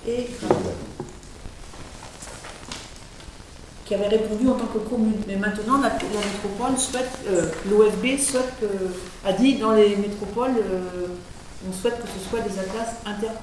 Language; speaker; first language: French; native; French